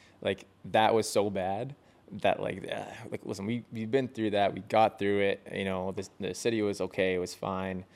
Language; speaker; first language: English; native; English